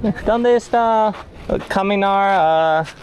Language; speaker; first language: Spanish; non-native, learner; English